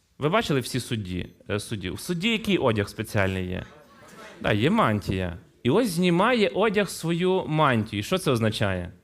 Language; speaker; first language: Ukrainian; non-native, local second language; Russian